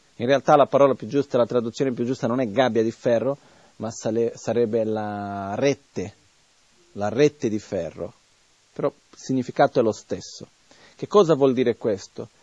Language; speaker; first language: Italian; non-native, fluent; Portuguese